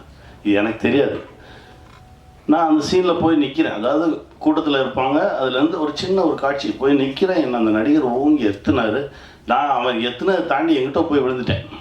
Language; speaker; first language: Tamil; native; Tamil